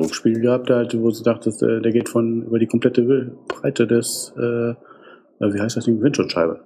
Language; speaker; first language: German; native; German